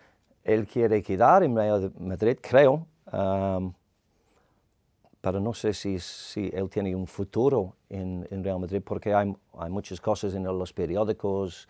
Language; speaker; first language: Spanish; non-native, learner; English